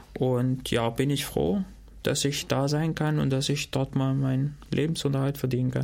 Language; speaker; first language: German; non-native, fluent; Albanian